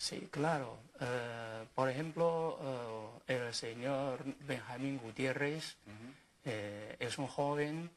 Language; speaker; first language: Spanish; non-native, fluent; Chinese